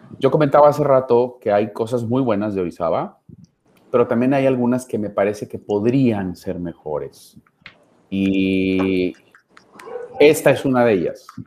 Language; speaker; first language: Spanish; native; Spanish